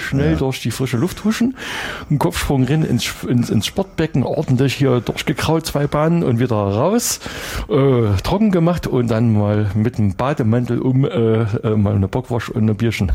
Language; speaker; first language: German; native; German